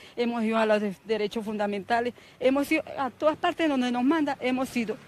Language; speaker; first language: Spanish; native; Spanish